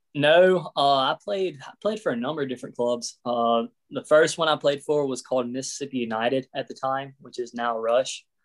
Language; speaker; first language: English; native; English